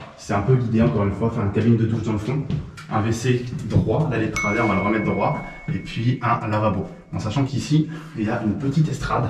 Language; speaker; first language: French; native; French